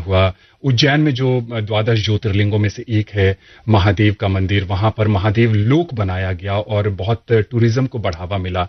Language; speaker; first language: Hindi; native; Hindi